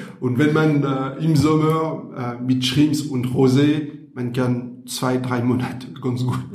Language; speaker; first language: German; non-native, learner; French